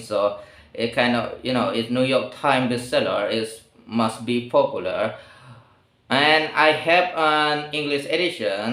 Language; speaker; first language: English; non-native, learner; Indonesian